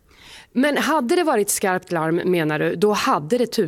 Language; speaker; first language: Swedish; native; Swedish